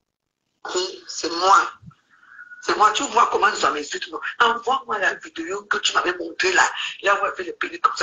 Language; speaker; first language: French; native; French